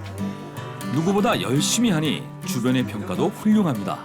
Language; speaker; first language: Korean; native; Korean